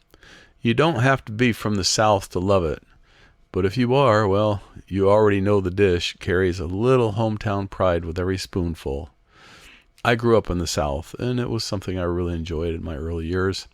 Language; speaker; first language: English; native; English